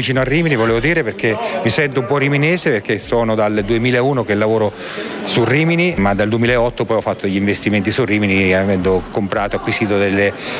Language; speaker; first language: Italian; native; Italian